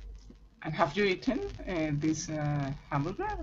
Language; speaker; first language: English; non-native, learner; Spanish